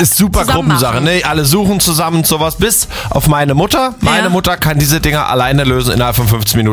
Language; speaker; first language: German; native; German